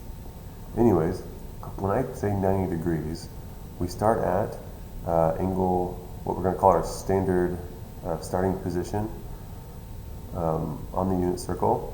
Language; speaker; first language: English; native; English